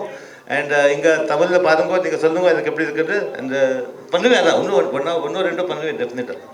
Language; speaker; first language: Tamil; early bilingual, heritage; Tamil